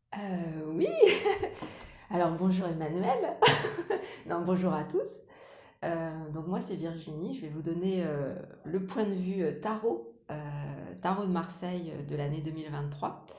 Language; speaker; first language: French; native; French